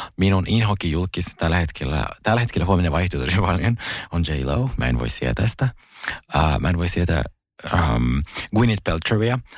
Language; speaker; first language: Finnish; early bilingual, other home language; Russian